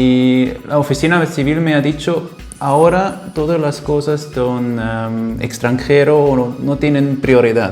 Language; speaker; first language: Spanish; non-native, fluent; German